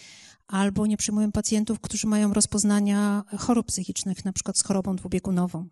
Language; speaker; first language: Polish; native; Polish